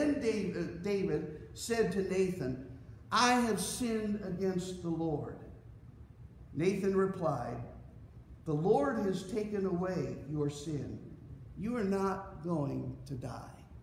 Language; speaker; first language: English; native; English